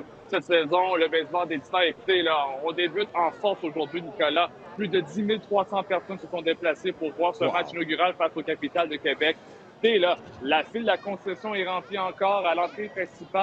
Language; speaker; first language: French; native; French